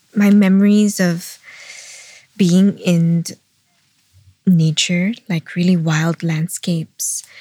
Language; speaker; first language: English; non-native, local second language; Filipino